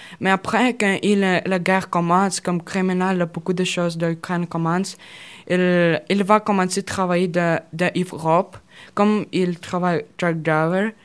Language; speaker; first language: French; non-native, learner; Russian